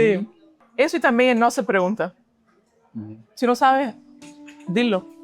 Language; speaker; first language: Spanish; early bilingual, heritage; Spanish